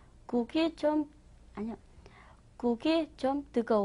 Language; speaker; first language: Korean; non-native, learner; Vietnamese